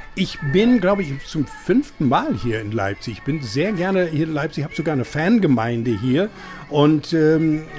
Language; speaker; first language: German; non-native, fluent; English